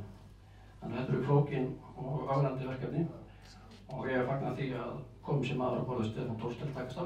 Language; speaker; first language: Icelandic; native; Icelandic